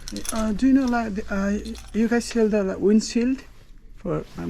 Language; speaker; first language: English; non-native, learner; Nepali